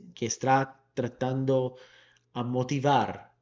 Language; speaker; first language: Spanish; early bilingual, heritage; Spanish